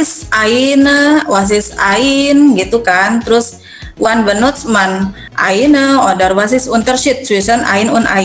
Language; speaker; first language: German; non-native, learner; Indonesian